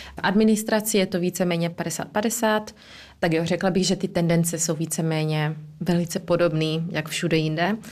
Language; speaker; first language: Czech; early bilingual, heritage; Czech